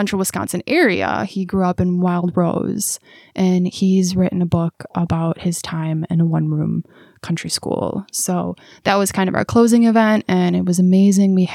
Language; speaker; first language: English; native; English